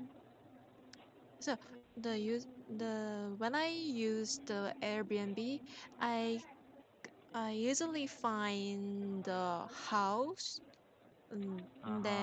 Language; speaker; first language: English; non-native, learner; Korean